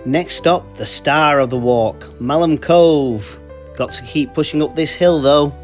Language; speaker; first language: English; native; English